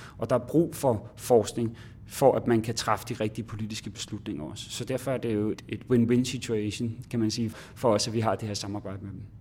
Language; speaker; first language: Danish; native; Danish